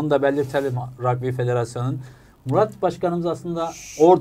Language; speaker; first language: Turkish; native; Turkish